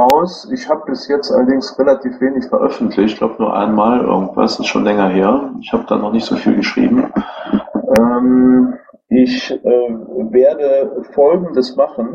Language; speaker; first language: German; native; German